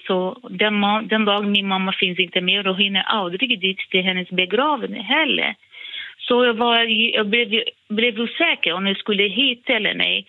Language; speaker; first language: Swedish; non-native, fluent; Portuguese